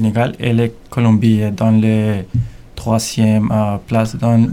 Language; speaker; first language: French; non-native, learner; Spanish